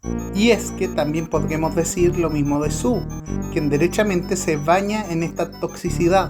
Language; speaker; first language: Spanish; native; Spanish